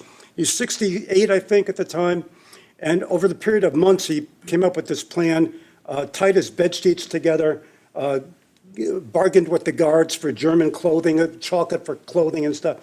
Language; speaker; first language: English; native; English